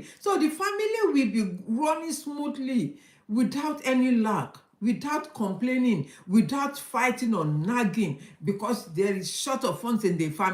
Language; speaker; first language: English; non-native, local second language; Yoruba